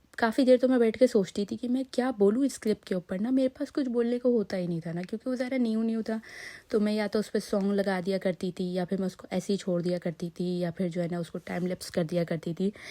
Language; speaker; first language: Urdu; native; Urdu